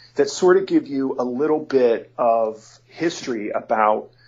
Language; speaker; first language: English; native; English